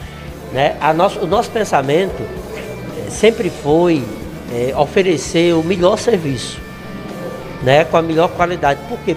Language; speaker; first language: Portuguese; native; Portuguese